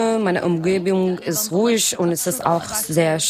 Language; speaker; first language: German; non-native, learner; Arabic